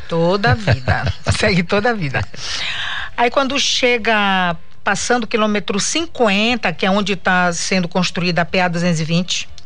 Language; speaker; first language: Portuguese; native; Portuguese